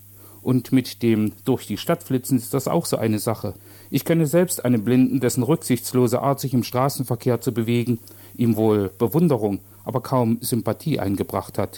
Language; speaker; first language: German; native; German